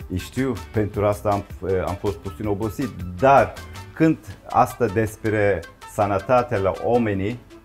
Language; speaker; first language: Romanian; non-native, learner; Turkish